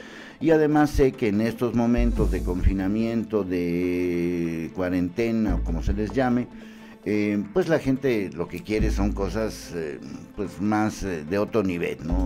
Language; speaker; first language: Spanish; native; Spanish